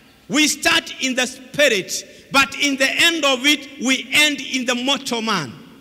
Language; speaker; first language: English; non-native, local second language; Swahili